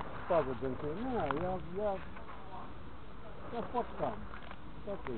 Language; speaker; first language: Polish; non-native, learner; Slovenian